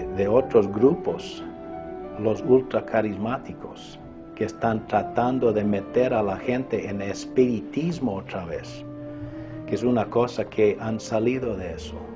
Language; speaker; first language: Spanish; non-native, fluent; English